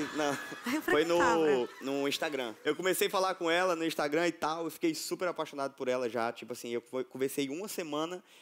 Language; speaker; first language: Portuguese; native; Portuguese